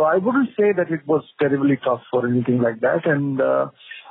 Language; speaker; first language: English; non-native, local second language; Kodava